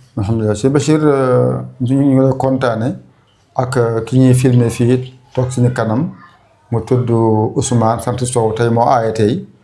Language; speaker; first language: Wolof; non-native, local second language; Fula